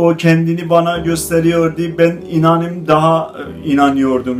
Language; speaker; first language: Turkish; non-native, fluent; Azerbaijani